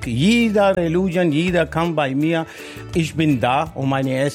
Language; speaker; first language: German; non-native, learner; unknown